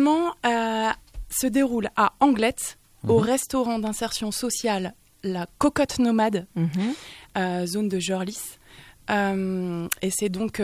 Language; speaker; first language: French; native; French